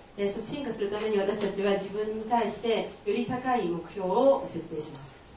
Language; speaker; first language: Japanese; native; Japanese